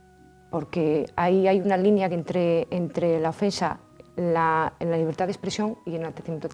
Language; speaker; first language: Spanish; native; Spanish